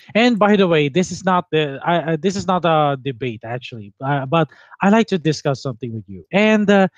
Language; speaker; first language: English; non-native, local second language; Filipino